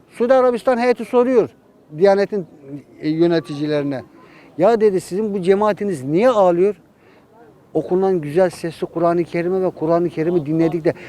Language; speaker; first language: Turkish; native; Turkish